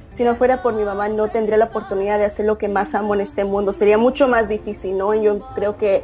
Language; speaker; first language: Spanish; early bilingual, heritage; Spanish